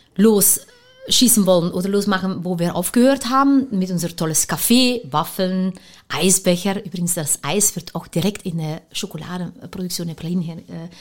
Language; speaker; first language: German; non-native, fluent; Dutch